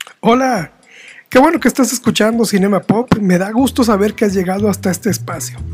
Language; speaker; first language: Spanish; native; Spanish